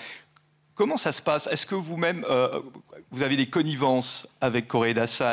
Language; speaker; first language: French; native; French